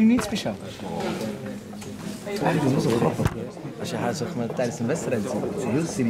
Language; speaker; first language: Dutch; native; Dutch